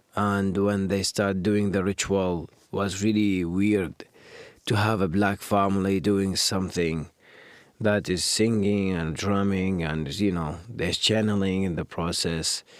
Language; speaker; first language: English; non-native, fluent; Arabic